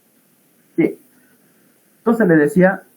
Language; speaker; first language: Spanish; native; Spanish